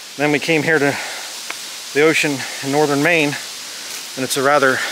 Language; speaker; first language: English; native; English